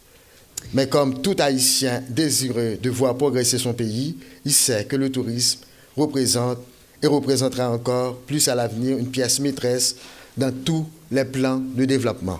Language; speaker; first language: French; non-native, local second language; Haitian Creole